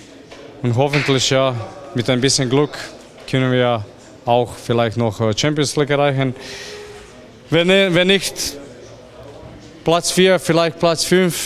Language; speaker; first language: German; non-native, learner; Croatian